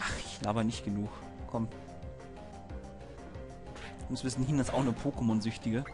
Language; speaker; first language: German; native; German